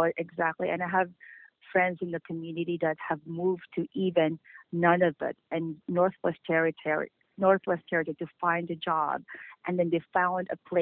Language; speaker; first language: English; non-native, local second language; Filipino